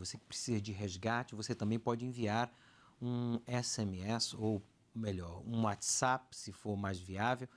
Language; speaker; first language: Portuguese; native; Portuguese